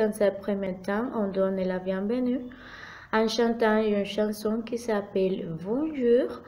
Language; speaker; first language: French; non-native, fluent; Spanish